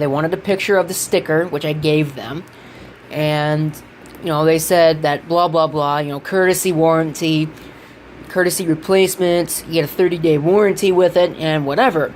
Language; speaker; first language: English; native; English